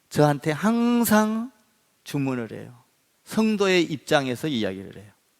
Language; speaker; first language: Korean; native; Korean